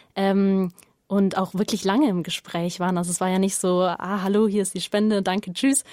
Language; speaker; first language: German; native; German